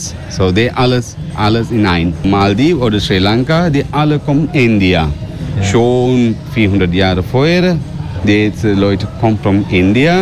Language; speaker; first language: German; non-native, learner; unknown